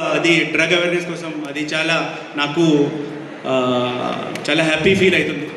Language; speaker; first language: Telugu; non-native, fluent; Hindi